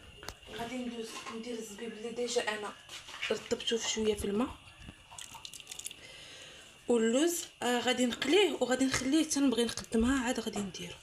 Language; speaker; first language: Arabic; native; Arabic